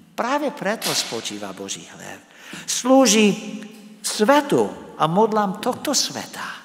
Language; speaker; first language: Slovak; non-native, fluent; English